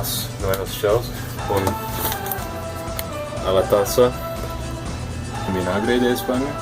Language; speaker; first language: Spanish; non-native, learner; English